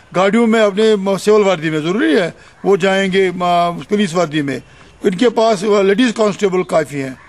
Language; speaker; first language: Urdu; non-native, local second language; Kashmiri